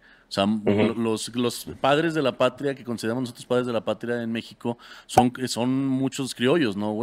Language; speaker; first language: Spanish; native; Spanish